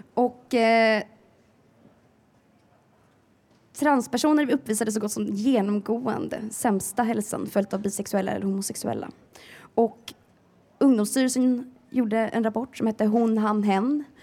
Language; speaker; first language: Swedish; native; Swedish